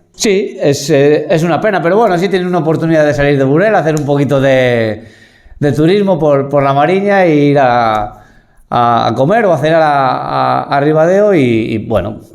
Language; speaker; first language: Spanish; native; Spanish